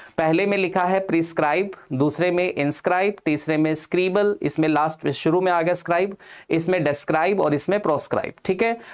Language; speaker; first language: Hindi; non-native, local second language; Punjabi